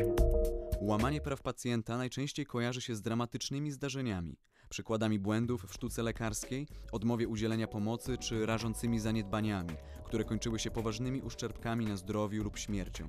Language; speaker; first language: Polish; native; Polish